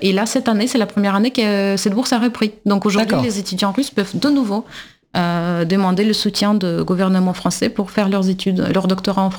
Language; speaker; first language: French; non-native, fluent; Russian